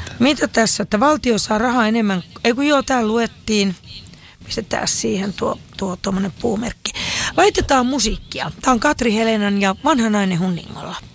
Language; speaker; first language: Finnish; native; Finnish